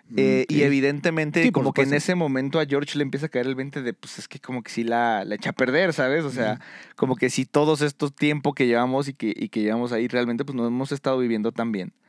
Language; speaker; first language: Spanish; native; Spanish